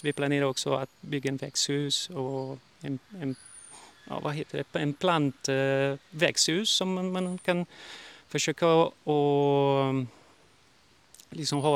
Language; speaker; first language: Swedish; early bilingual, heritage; Portuguese